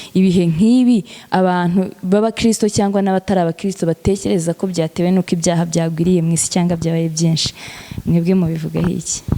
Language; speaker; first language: Kinyarwanda; native; Kinyarwanda